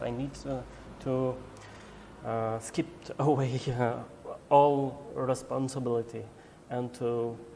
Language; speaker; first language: English; non-native, learner; Albanian